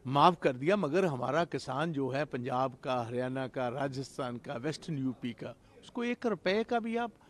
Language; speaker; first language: Hindi; non-native, local second language; Punjabi